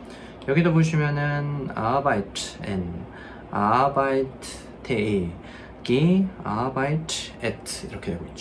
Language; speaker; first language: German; non-native, fluent; Korean